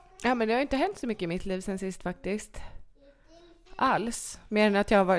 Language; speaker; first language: Swedish; native; Swedish